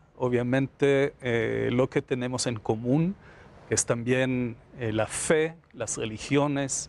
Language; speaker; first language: Spanish; non-native, fluent; Hebrew